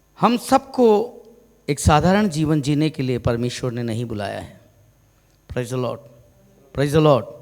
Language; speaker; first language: Hindi; non-native, local second language; Malayalam